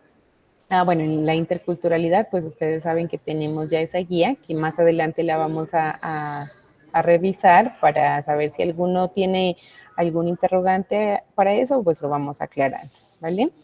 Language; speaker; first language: Spanish; native; Spanish